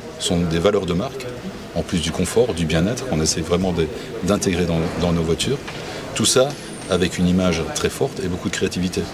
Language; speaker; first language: French; native; French